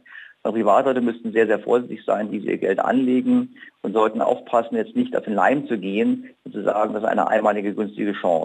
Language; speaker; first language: German; native; German